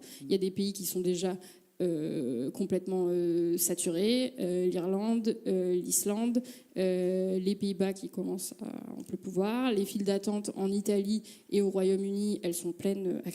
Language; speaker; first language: French; native; French